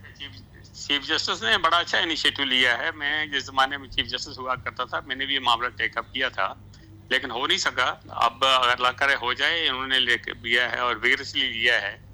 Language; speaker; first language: Urdu; non-native, local second language; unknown